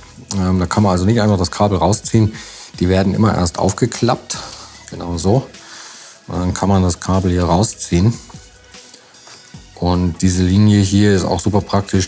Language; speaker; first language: German; native; German